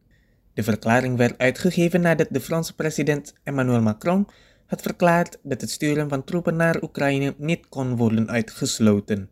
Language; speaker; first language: Dutch; non-native, fluent; Indonesian